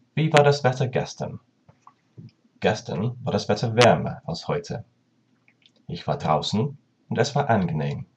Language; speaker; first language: German; non-native, learner; English